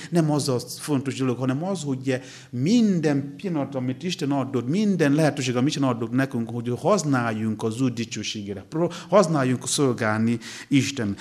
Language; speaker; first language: Hungarian; non-native, learner; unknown